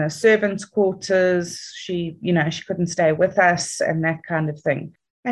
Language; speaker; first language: English; native; English